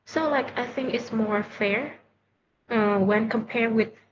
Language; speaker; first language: English; non-native, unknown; Vietnamese